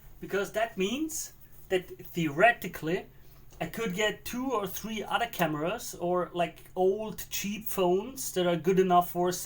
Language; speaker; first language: English; non-native, fluent; German